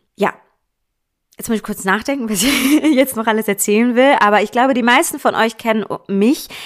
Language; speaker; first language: German; native; German